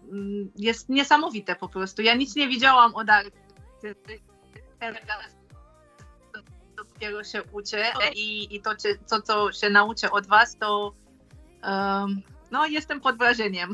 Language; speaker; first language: Polish; non-native, fluent; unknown